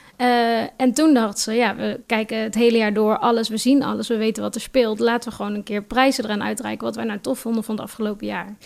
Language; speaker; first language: Dutch; native; Dutch